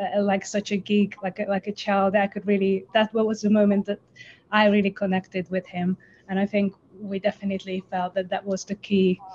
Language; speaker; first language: English; non-native, fluent; Hungarian